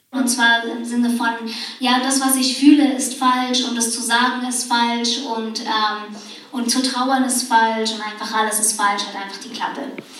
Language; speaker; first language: German; native; German